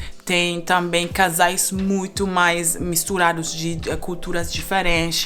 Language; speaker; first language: Portuguese; non-native, fluent; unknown